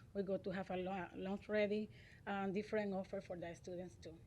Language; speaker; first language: English; non-native, learner; Spanish